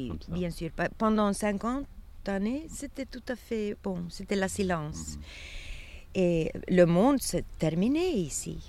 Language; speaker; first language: French; non-native, fluent; Swedish